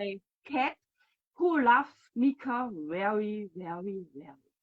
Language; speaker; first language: English; non-native, learner; German